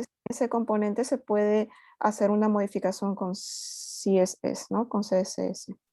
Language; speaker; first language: Spanish; native; Spanish